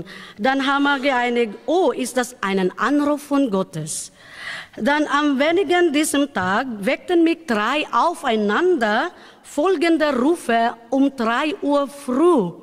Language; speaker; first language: German; non-native, learner; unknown